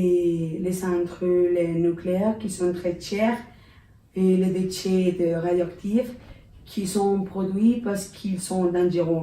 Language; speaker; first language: French; non-native, learner; Spanish